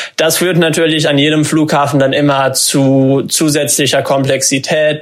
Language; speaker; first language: German; native; German